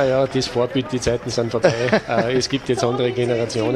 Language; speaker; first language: German; native; German